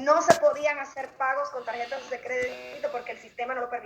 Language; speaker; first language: Spanish; native; Spanish